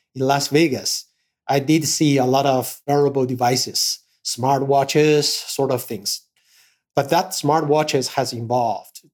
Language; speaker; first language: English; non-native, fluent; Chinese